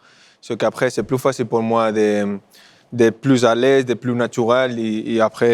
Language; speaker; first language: French; non-native, fluent; Spanish